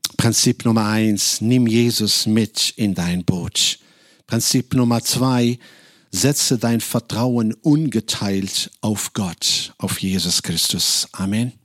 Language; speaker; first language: German; non-native, fluent; Arabic